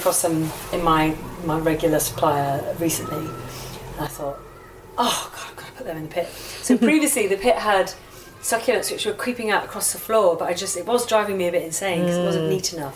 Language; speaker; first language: English; native; English